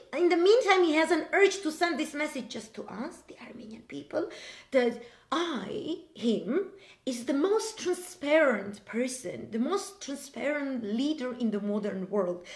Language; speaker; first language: English; non-native, fluent; Armenian